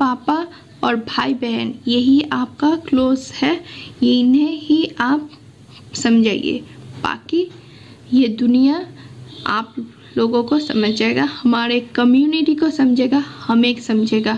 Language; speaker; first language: Hindi; non-native, local second language; Assamese